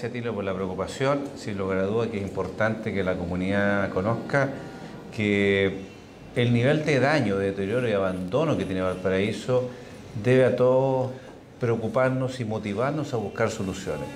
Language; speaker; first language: Spanish; native; Spanish